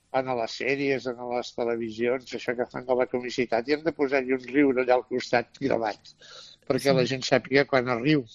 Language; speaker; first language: Catalan; native; Catalan